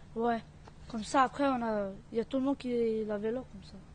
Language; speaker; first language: French; non-native, learner; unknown